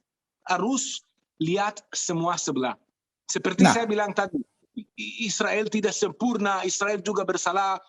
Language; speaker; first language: Indonesian; non-native, fluent; Hebrew